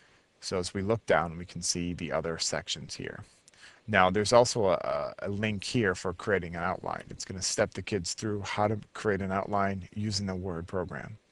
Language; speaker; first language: English; native; English